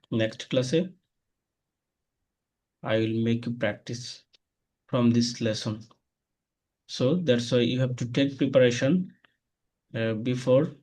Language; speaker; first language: English; non-native, learner; Bangla